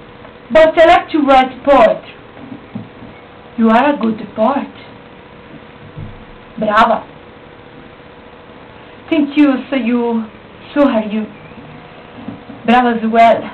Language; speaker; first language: English; non-native, learner; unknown